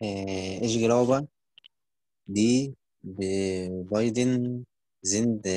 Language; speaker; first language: German; non-native, learner; Arabic